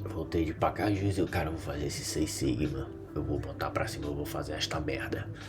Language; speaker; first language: Portuguese; native; Portuguese